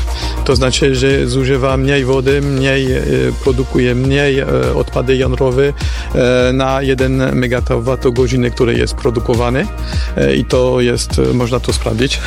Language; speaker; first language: Polish; non-native, learner; French